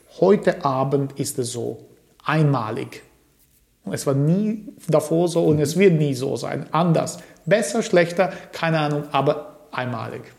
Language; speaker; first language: German; early bilingual, other home language; Croatian